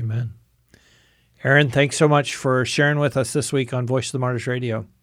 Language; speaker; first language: English; native; English